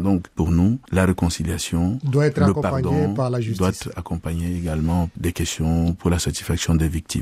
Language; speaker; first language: French; non-native, local second language; Sango